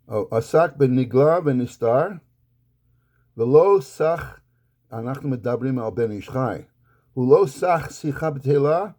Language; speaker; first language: Hebrew; non-native, fluent; English